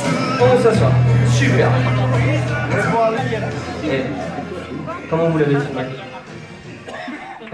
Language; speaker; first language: French; native; French